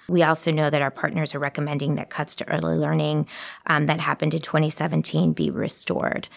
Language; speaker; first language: English; early bilingual, other home language; Spanish